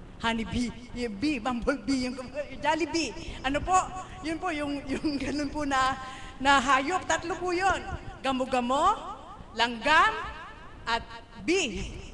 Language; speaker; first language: Filipino; non-native, local second language; Cebuano